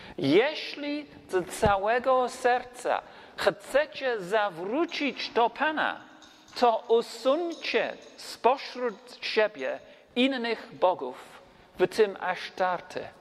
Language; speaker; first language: Polish; non-native, learner; English